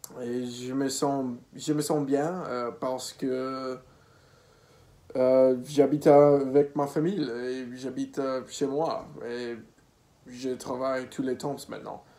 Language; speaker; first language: French; non-native, learner; English